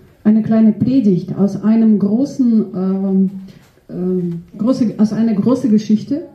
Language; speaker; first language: German; non-native, fluent; Russian